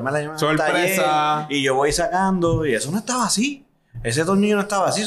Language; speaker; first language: Spanish; native; Spanish